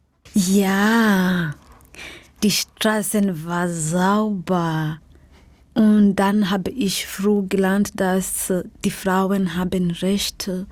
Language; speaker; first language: German; non-native, learner; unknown